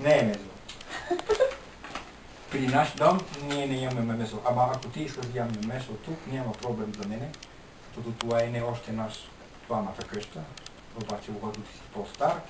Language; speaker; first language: Bulgarian; non-native, learner; Finnish